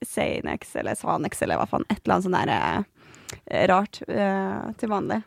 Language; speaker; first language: Norwegian; native; Norwegian